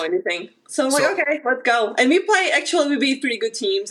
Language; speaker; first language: English; non-native, fluent; Slovak